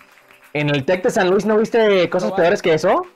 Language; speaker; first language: Spanish; native; Spanish